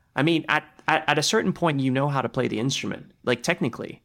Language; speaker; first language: English; native; English